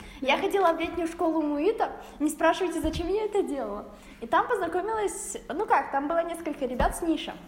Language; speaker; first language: Russian; native; Russian